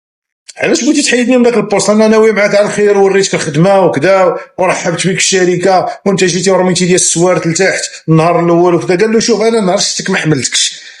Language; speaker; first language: Arabic; native; Arabic